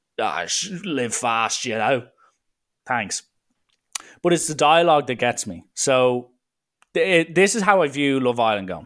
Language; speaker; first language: English; native; English